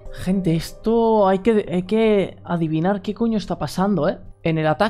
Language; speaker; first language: Spanish; native; Spanish